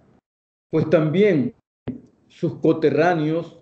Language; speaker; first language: Spanish; native; Spanish